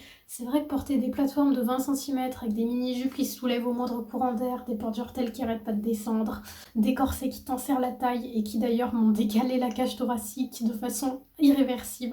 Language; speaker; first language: French; native; French